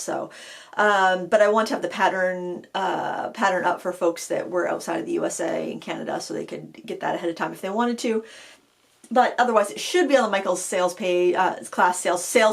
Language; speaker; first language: English; native; English